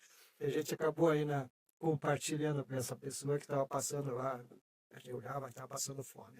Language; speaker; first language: Portuguese; native; Portuguese